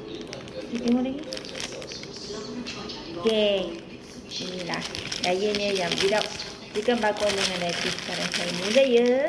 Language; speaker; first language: Malay; native; Malay